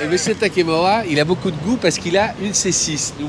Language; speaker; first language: French; native; French